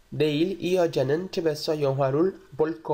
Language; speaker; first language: Korean; non-native, fluent; Portuguese